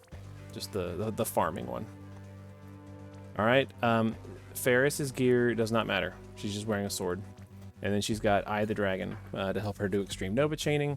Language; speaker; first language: English; native; English